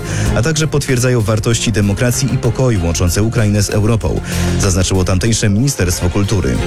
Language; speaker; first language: Polish; native; Polish